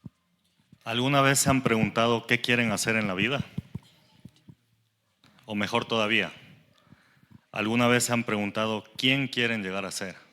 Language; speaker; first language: Spanish; early bilingual, other home language; Korean